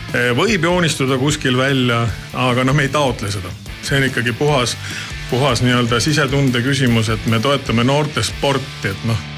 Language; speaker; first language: Estonian; native; Estonian